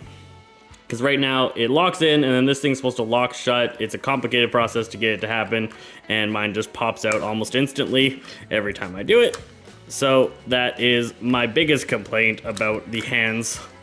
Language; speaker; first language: English; native; English